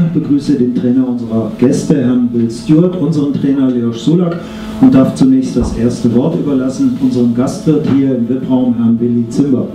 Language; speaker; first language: German; native; German